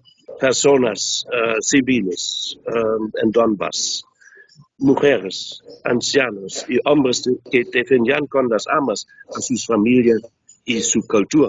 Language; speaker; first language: Spanish; non-native, learner; German